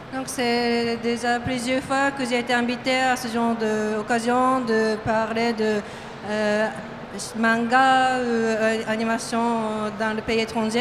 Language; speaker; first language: French; non-native, fluent; Japanese